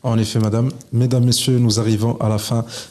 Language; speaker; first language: French; non-native, local second language; Arabic